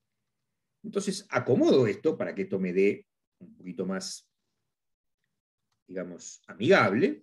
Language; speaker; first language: Spanish; native; Spanish